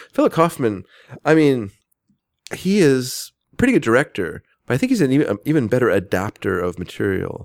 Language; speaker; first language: English; native; English